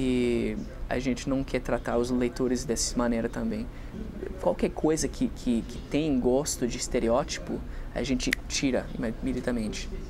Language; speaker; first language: Portuguese; non-native, fluent; English